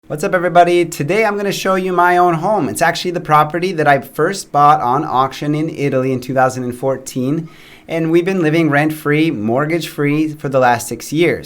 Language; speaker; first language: English; native; English